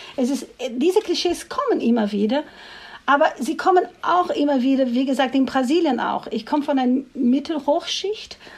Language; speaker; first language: German; non-native, fluent; Portuguese